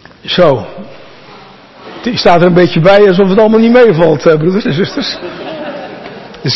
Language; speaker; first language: Dutch; native; Dutch